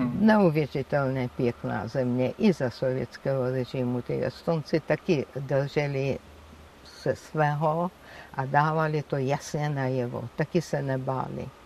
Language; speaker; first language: Czech; non-native, fluent; Georgian